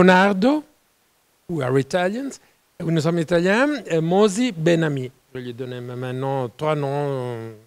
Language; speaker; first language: French; non-native, fluent; Italian